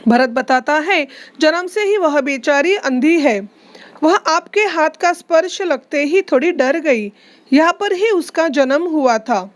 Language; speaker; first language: Hindi; non-native, local second language; Marathi